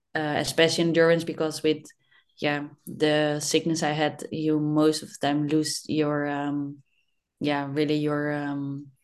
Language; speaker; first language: English; non-native, fluent; Dutch